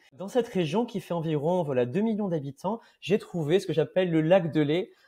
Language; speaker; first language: French; native; French